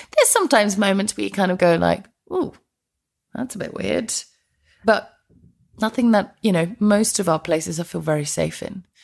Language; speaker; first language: English; non-native, fluent; Icelandic